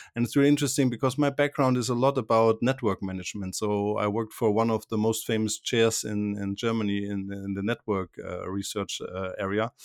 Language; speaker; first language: English; non-native, fluent; German